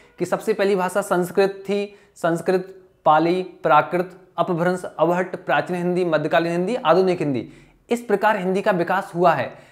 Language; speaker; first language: Hindi; native; Hindi